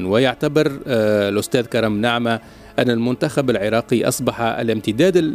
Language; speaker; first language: Arabic; native; Arabic